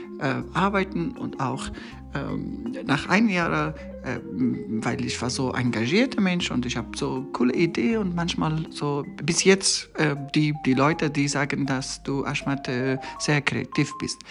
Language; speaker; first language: German; non-native, learner; Persian